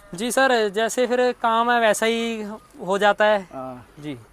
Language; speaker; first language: Hindi; native; Hindi